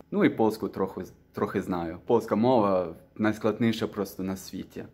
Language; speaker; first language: Ukrainian; non-native, fluent; Dutch